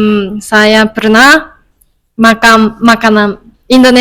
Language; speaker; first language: Indonesian; non-native, learner; Japanese